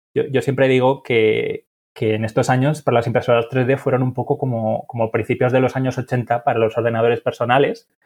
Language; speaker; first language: Spanish; native; Spanish